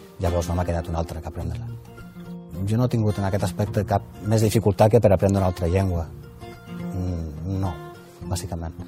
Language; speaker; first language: Catalan; non-native, local second language; Spanish